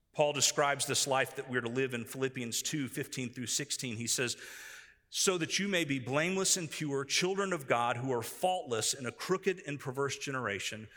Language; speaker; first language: English; native; English